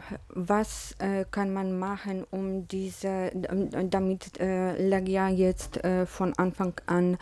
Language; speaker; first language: German; non-native, fluent; Polish